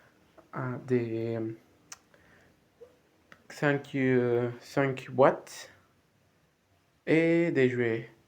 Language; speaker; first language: French; non-native, learner; Spanish